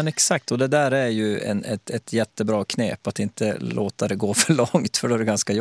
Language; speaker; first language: Swedish; native; Swedish